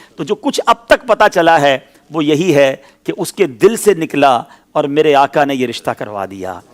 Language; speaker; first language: Urdu; native; Urdu